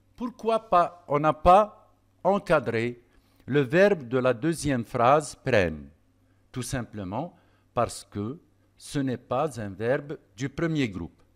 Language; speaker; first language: French; non-native, local second language; Arabic